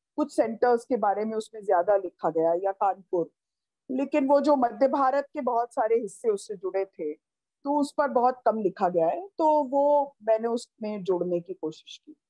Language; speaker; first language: Hindi; native; Hindi